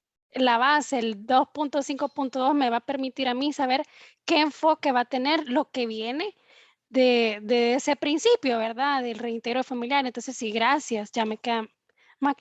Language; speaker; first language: Spanish; native; Spanish